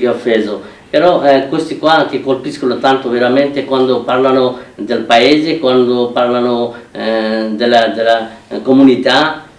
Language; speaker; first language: Italian; non-native, fluent; Bangla